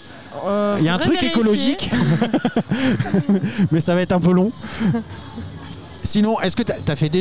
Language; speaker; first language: French; native; French